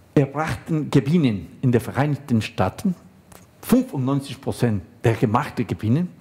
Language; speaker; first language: German; non-native, fluent; Spanish